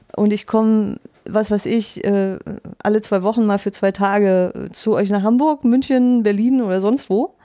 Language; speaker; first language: German; native; German